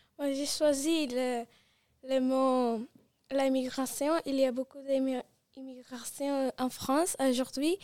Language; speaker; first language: French; non-native, learner; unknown